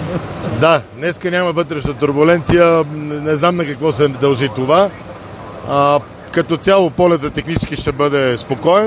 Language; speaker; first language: Bulgarian; native; Bulgarian